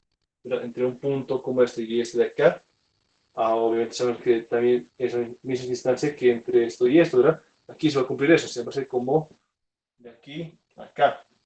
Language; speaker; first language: Spanish; native; Spanish